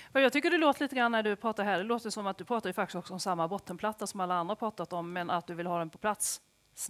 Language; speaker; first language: Swedish; native; Swedish